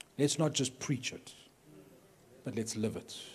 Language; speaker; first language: English; native; English